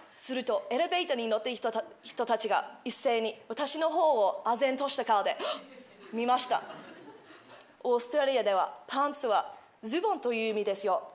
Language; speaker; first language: Japanese; non-native, fluent; English